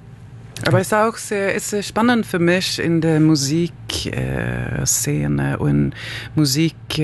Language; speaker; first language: German; non-native, learner; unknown